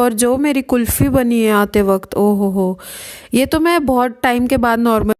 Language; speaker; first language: Hindi; native; Hindi